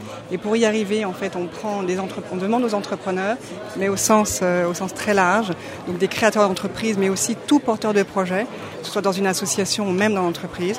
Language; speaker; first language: French; native; French